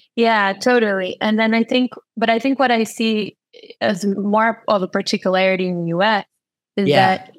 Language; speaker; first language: English; non-native, fluent; Portuguese